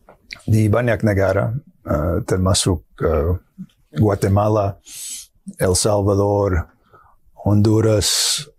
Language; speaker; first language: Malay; non-native, fluent; English